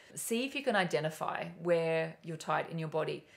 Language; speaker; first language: English; native; English